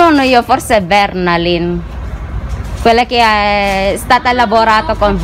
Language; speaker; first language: Italian; non-native, learner; Filipino